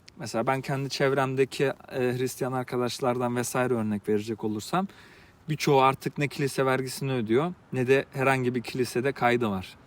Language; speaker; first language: Turkish; early bilingual, heritage; Turkish